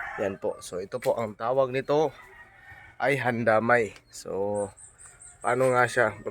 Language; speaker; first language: Filipino; non-native, local second language; Cebuano